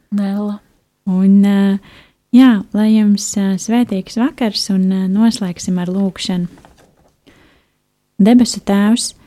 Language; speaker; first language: Latvian; native; Latvian